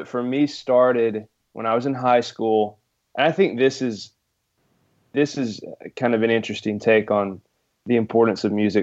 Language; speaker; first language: English; native; English